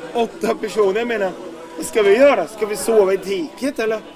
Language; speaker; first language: Swedish; native; Swedish